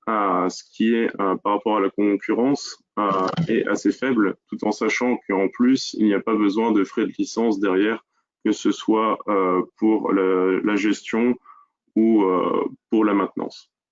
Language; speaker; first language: French; native; French